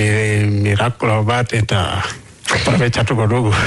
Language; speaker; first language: Basque; non-native, learner; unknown